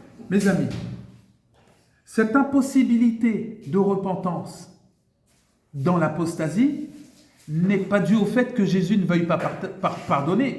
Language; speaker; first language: French; native; French